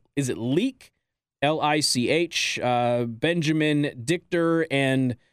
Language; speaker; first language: English; native; English